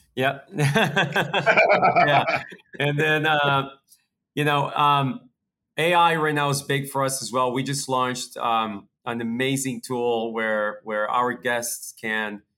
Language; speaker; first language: English; early bilingual, other home language; Portuguese